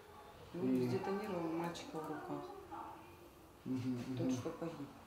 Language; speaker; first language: Russian; native; Russian